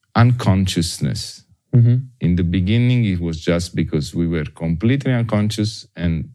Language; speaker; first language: English; non-native, fluent; Italian